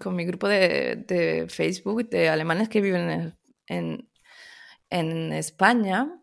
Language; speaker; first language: Spanish; early bilingual, other home language; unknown